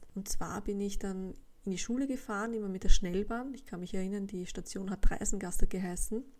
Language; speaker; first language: German; native; German